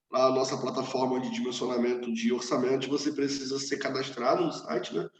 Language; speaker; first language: Portuguese; native; Portuguese